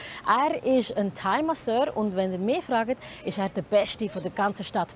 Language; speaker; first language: German; native; German